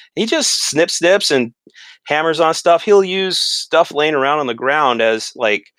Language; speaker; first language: English; native; English